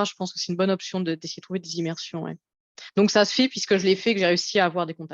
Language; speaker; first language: French; native; French